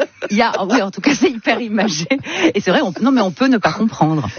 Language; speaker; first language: French; native; French